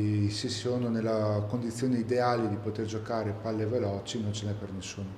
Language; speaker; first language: Italian; native; Italian